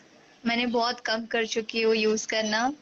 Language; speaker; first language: Hindi; native; Hindi